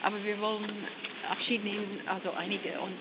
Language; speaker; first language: German; non-native, fluent; English